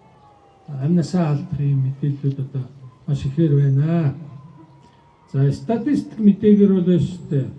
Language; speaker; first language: Mongolian; native; Mongolian